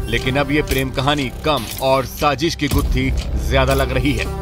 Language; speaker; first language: Hindi; native; Hindi